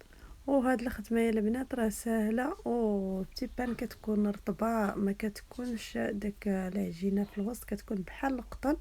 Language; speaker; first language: Arabic; native; Arabic